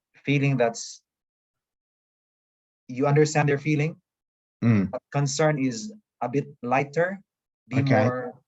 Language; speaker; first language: English; non-native, fluent; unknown